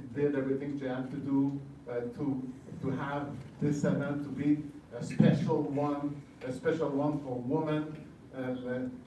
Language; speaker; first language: English; non-native, fluent; French